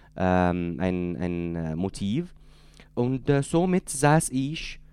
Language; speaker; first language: German; non-native, fluent; Arabic